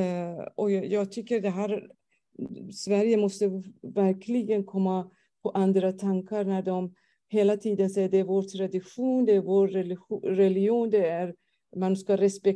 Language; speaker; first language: Swedish; non-native, fluent; Persian